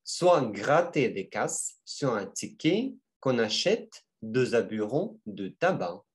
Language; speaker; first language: French; non-native, fluent; Russian